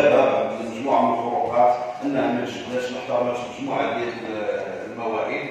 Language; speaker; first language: Arabic; native; Arabic